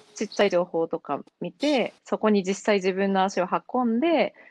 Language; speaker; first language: Japanese; native; Japanese